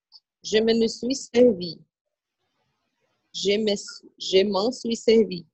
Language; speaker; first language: French; non-native, learner; Portuguese